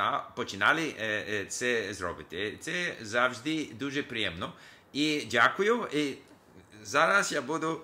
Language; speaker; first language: Ukrainian; non-native, learner; English